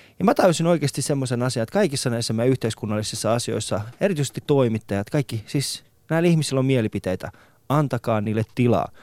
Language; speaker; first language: Finnish; non-native, fluent; Persian